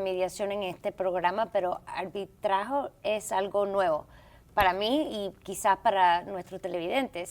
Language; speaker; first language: Spanish; early bilingual, heritage; English